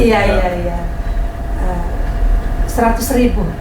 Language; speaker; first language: Indonesian; non-native, learner; Tetum